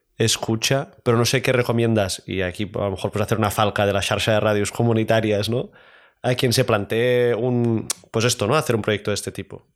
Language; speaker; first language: Spanish; non-native, local second language; Catalan